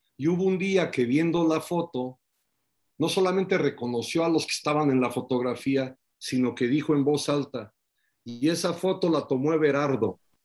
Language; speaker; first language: Spanish; native; Spanish